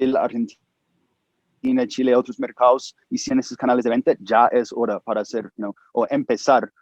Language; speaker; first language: Spanish; non-native, fluent; English